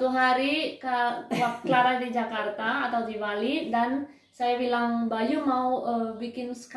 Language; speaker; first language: Indonesian; non-native, fluent; Spanish